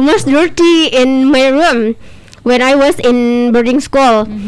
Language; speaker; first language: English; non-native, learner; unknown